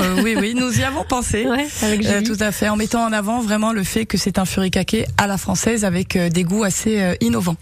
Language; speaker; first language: French; early bilingual, heritage; Japanese